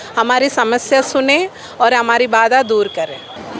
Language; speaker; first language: Hindi; non-native, local second language; Telugu